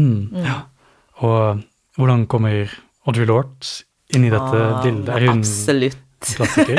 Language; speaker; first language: Norwegian; native; Norwegian